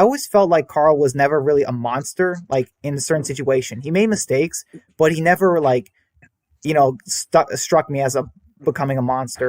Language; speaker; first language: English; native; English